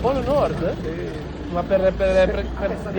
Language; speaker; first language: Italian; native; Italian